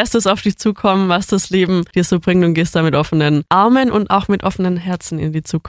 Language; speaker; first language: German; native; German